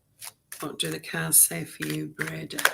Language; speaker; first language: English; native; English